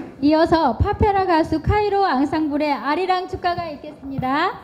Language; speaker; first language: Korean; native; Korean